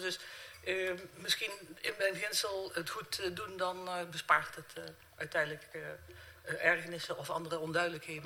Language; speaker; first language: Dutch; native; Dutch